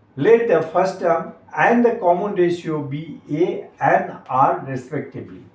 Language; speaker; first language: English; non-native, local second language; Bangla